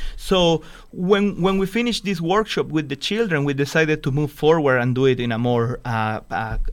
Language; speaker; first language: English; non-native, fluent; Spanish